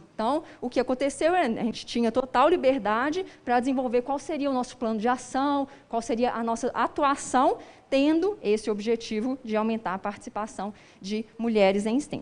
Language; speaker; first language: Portuguese; native; Portuguese